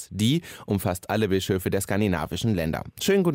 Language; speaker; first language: German; native; German